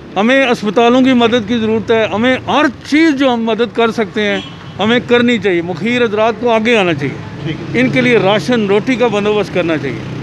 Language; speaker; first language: Urdu; non-native, local second language; Punjabi